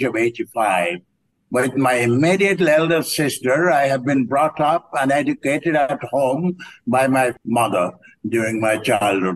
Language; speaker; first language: English; non-native, local second language; Bangla